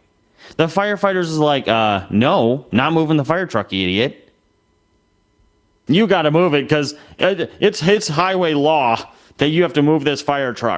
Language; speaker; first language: English; native; English